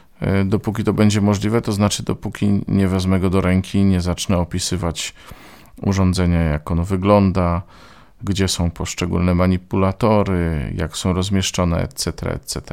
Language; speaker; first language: Polish; native; Polish